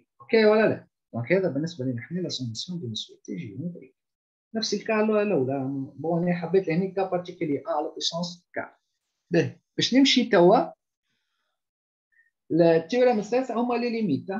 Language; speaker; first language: French; non-native, local second language; Arabic